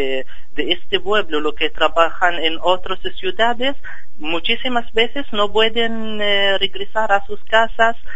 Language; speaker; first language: Spanish; non-native, fluent; Arabic